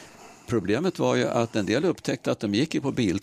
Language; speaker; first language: Swedish; native; Swedish